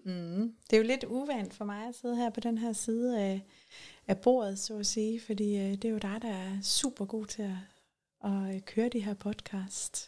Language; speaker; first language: Danish; native; Danish